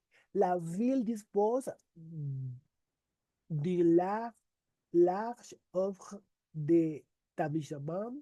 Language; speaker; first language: French; non-native, learner; Spanish